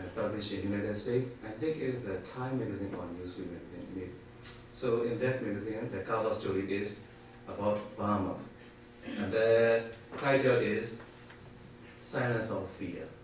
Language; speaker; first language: English; non-native, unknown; Burmese